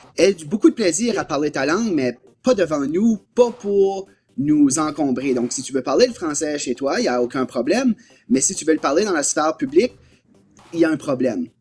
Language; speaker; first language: French; native; French